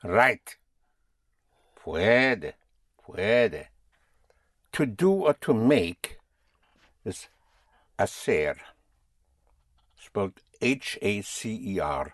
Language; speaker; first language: Spanish; non-native, fluent; English